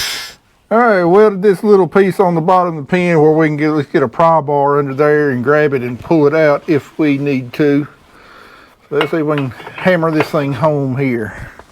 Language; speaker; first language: English; native; English